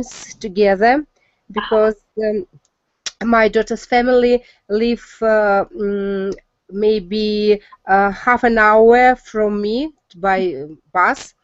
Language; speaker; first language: English; non-native, learner; Russian